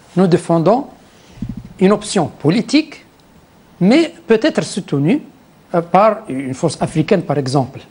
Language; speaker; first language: French; non-native, local second language; Arabic